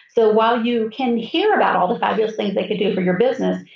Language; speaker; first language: English; native; English